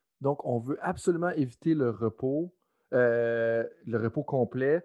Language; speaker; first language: French; native; French